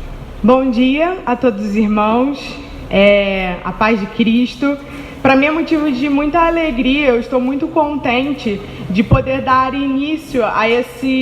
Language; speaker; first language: Portuguese; native; Portuguese